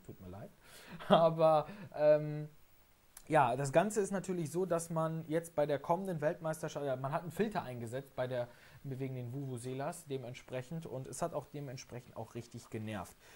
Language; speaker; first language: German; native; German